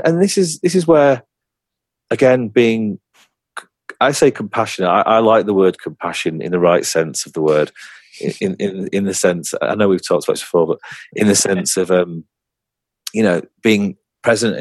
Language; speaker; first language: English; native; English